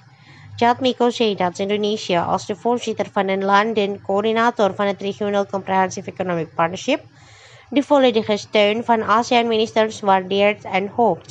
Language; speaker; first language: Dutch; non-native, fluent; Indonesian